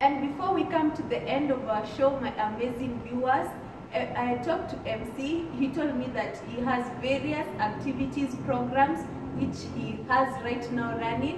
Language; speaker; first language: English; non-native, local second language; Swahili